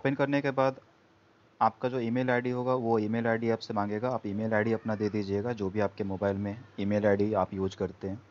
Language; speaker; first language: Hindi; native; Hindi